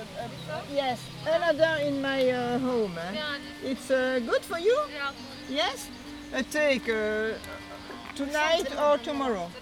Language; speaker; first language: English; non-native, learner; French